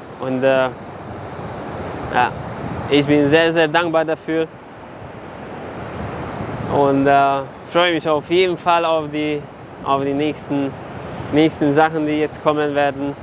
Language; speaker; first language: German; non-native, fluent; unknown